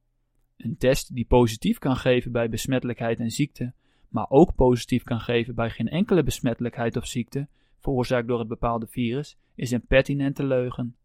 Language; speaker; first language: Dutch; native; Dutch